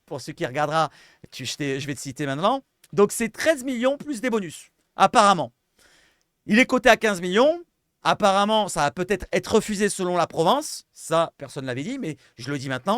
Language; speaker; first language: French; native; French